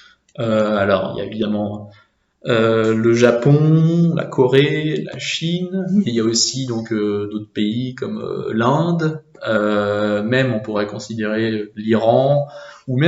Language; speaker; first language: French; native; French